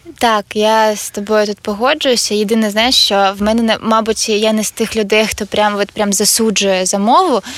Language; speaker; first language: Ukrainian; non-native, local second language; Russian